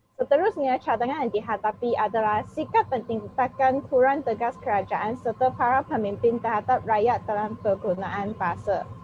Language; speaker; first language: Malay; non-native, local second language; Chinese